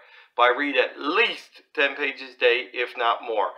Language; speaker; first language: English; native; English